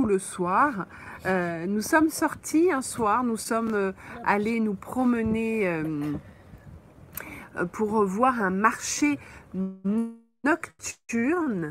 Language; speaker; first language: French; native; French